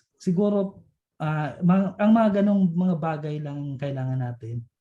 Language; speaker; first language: Filipino; non-native, local second language; Bikol